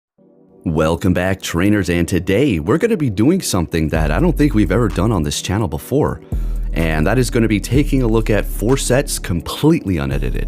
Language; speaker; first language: English; native; English